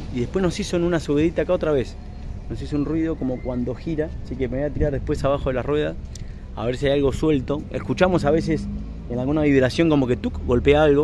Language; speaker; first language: Spanish; native; Spanish